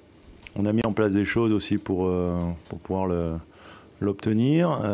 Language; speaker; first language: French; native; French